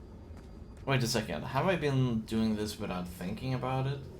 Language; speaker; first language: English; non-native, fluent; Chinese